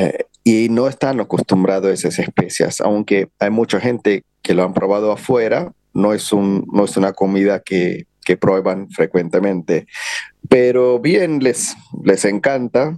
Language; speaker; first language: Spanish; non-native, fluent; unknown